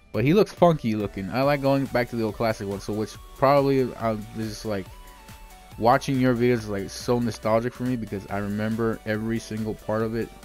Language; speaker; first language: English; native; English